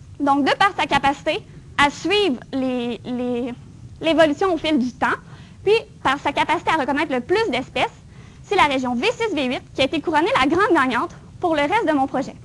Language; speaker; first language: French; native; French